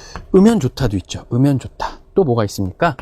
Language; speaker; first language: Korean; native; Korean